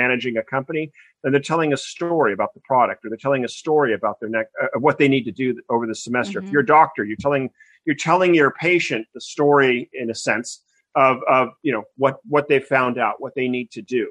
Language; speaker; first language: English; native; English